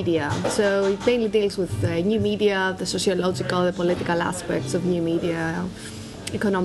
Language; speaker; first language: English; non-native, fluent; Greek